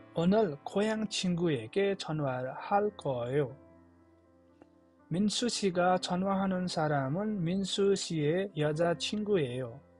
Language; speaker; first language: Korean; non-native, fluent; Nepali